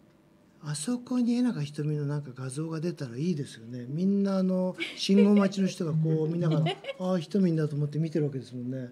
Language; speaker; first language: Japanese; native; Japanese